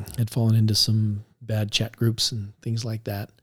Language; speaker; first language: English; native; English